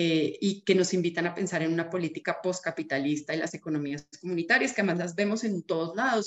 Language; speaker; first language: Spanish; native; Spanish